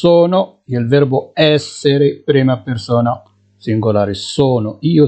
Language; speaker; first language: Italian; non-native, fluent; Arabic